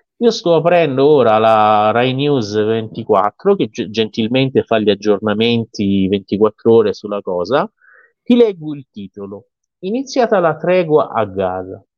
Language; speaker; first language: Italian; non-native, fluent; Persian